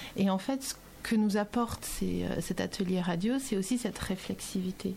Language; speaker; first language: French; native; French